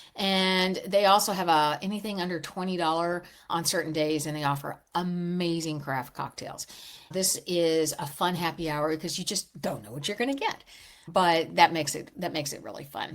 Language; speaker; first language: English; native; English